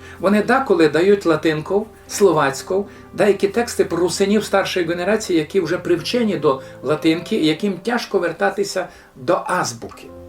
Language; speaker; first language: Ukrainian; native; Ukrainian